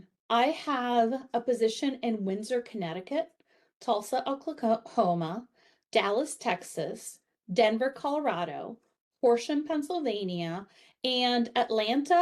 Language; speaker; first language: English; native; English